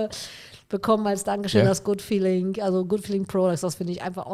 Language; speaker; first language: German; native; German